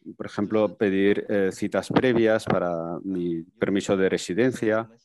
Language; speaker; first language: Spanish; non-native, fluent; Chinese